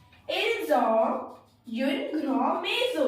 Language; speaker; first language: French; non-native, fluent; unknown